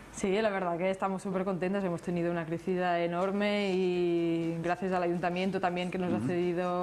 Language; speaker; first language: Spanish; native; Spanish